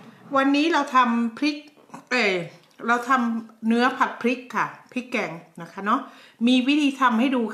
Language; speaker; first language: Thai; native; Thai